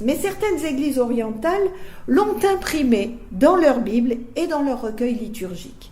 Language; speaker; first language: French; native; French